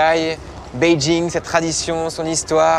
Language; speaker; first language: French; native; French